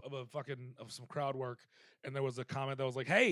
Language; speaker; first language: English; native; English